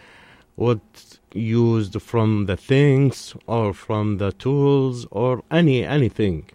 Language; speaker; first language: English; non-native, learner; Arabic